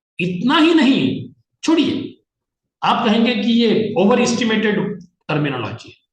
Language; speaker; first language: Hindi; non-native, local second language; Marathi